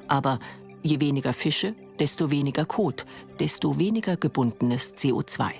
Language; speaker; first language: German; native; German